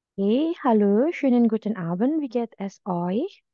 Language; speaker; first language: German; non-native, fluent; Indonesian